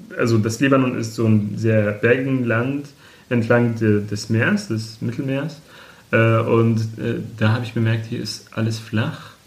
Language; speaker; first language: German; non-native, fluent; Arabic